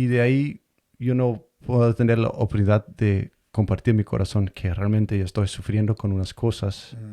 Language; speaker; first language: Spanish; non-native, fluent; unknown